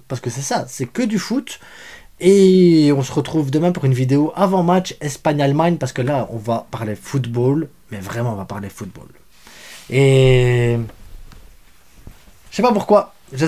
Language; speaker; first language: French; native; French